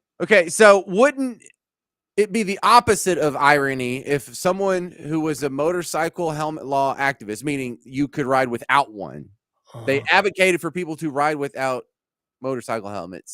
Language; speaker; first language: English; native; English